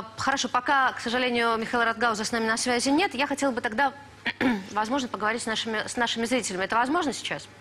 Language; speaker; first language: Russian; native; Russian